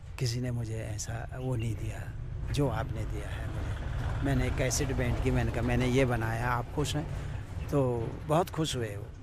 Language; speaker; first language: Hindi; non-native, local second language; Garhwali